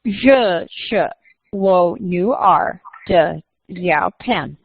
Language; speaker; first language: Chinese; non-native, learner; English